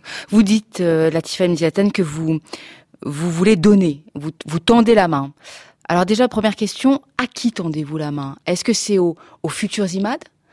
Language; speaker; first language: French; native; French